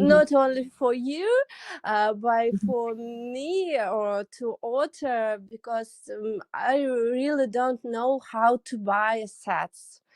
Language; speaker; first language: English; non-native, learner; Russian